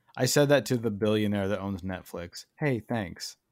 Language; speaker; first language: English; native; English